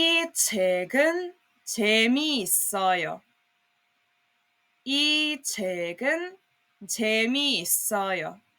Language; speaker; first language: Korean; non-native, fluent; Serbian